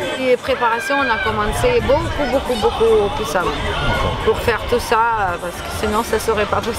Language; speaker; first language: French; non-native, fluent; Ukrainian